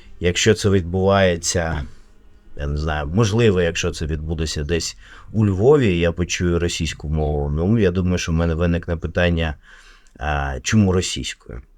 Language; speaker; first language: Ukrainian; non-native, local second language; Russian